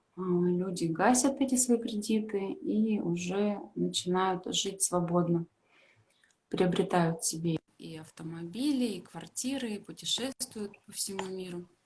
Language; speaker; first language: Russian; native; Russian